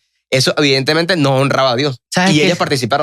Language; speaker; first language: Spanish; native; Spanish